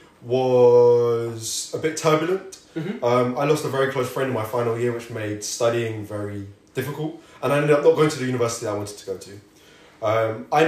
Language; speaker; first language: English; native; English